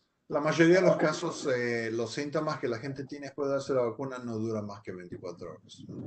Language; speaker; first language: Spanish; native; Spanish